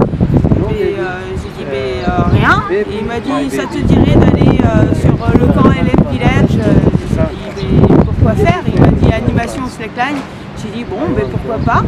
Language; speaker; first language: French; native; French